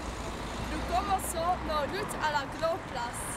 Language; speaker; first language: French; non-native, learner; Dutch